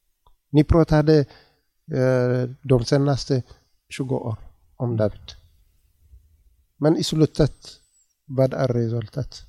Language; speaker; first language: Swedish; non-native, learner; Tigrinya